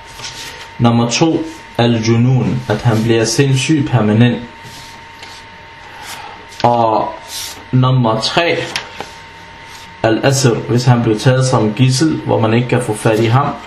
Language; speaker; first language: Danish; early bilingual, other home language; Arabic